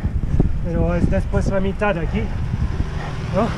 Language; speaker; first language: Spanish; non-native, learner; French